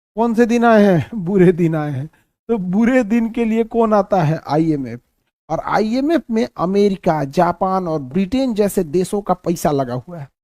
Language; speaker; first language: Hindi; native; Hindi